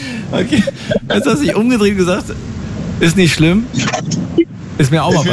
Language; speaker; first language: German; native; German